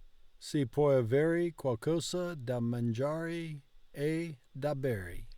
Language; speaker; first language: Italian; non-native, learner; English